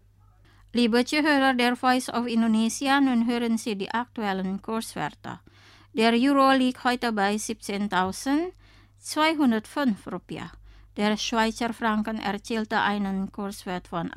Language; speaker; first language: German; non-native, fluent; Indonesian